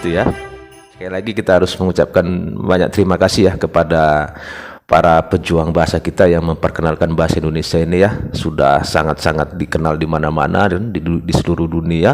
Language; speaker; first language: Indonesian; native; Indonesian